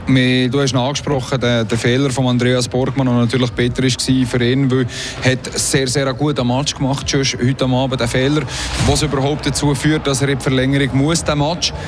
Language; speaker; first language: German; native; German